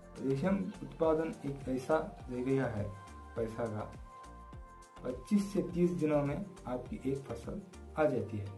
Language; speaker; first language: Hindi; non-native, local second language; Kannada